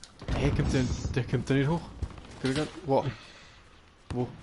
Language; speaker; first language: German; native; German